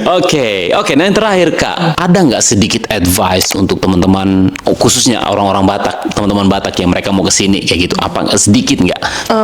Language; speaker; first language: Indonesian; native; Indonesian